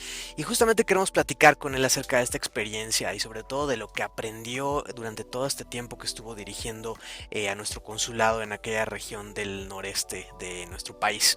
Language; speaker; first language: Spanish; native; Spanish